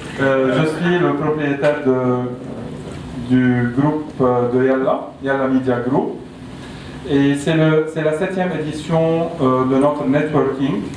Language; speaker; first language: French; non-native, local second language; Arabic